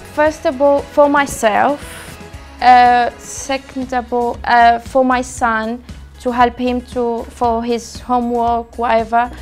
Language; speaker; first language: English; non-native, learner; Arabic